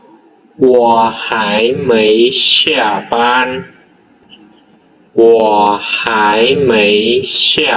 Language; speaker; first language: Chinese; non-native, learner; Khmer